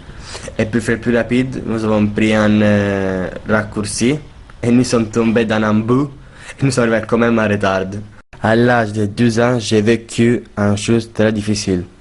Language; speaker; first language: French; non-native, learner; Italian